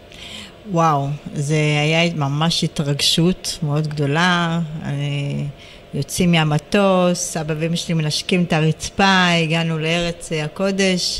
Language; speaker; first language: Hebrew; early bilingual, other home language; Amharic